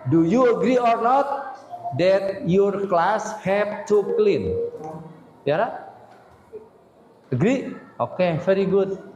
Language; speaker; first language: English; non-native, fluent; Indonesian